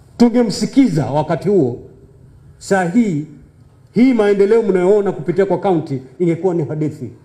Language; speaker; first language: Swahili; native; Swahili